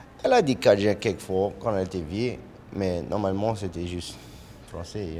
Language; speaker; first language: French; native; French